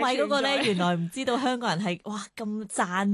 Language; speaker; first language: Cantonese; native; Cantonese